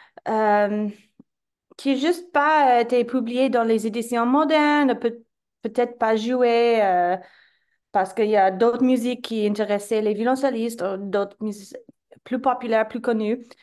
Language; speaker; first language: French; non-native, fluent; English